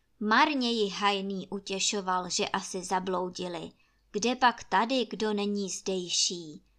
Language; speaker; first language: Czech; native; Czech